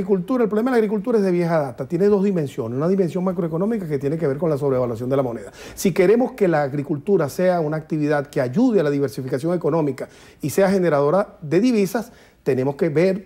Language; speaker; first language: Spanish; native; Spanish